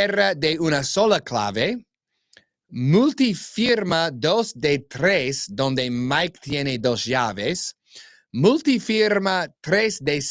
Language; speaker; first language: Spanish; non-native, learner; English